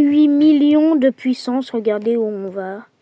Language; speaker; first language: French; native; French